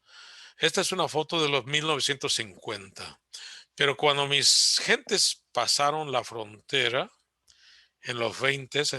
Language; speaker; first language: Spanish; early bilingual, heritage; Spanish